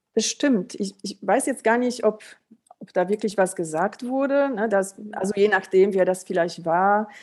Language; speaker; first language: German; early bilingual, other home language; Polish